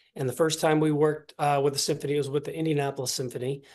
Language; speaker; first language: English; native; English